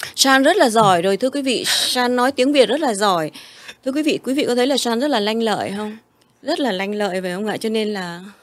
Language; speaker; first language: Vietnamese; early bilingual, heritage; Vietnamese